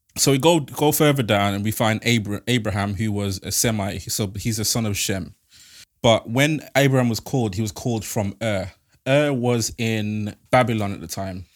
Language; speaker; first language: English; native; English